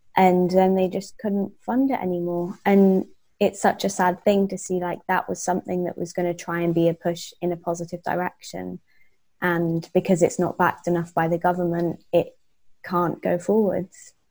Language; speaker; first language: English; native; English